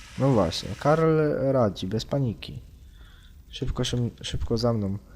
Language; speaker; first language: Polish; native; Polish